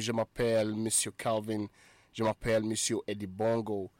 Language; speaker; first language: French; non-native, fluent; Igbo